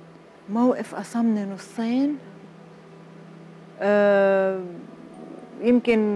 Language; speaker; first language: Arabic; native; Arabic